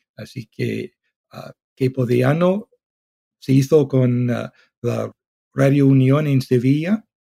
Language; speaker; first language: Spanish; non-native, fluent; English